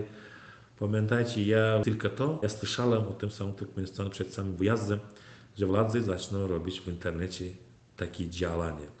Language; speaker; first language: Polish; non-native, fluent; Turkmen